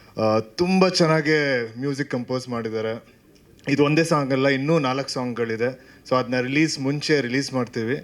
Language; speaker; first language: Kannada; native; Kannada